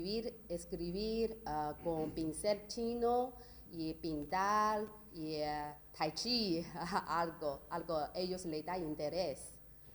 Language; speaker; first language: Spanish; non-native, learner; Chinese